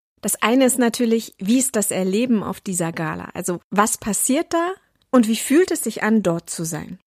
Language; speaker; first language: German; native; German